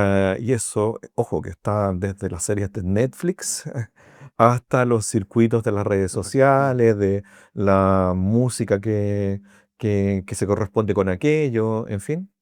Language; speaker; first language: Spanish; native; Spanish